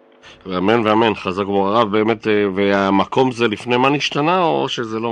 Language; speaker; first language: Hebrew; native; Hebrew